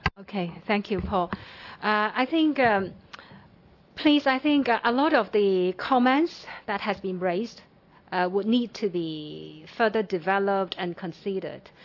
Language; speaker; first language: English; non-native, local second language; Cantonese